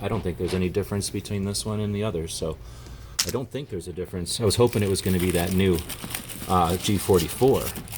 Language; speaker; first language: English; native; English